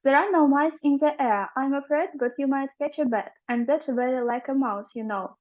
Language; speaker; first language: English; non-native, fluent; Ukrainian